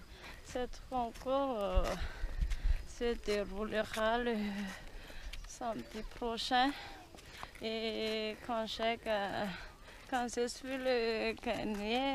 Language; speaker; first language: French; non-native, local second language; Malagasy